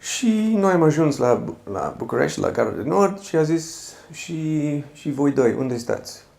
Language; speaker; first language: Romanian; non-native, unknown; English